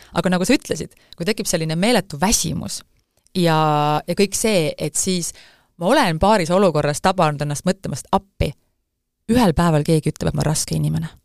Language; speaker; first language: Estonian; native; Estonian